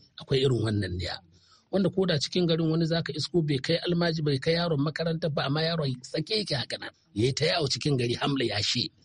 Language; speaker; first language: Hausa; native; Hausa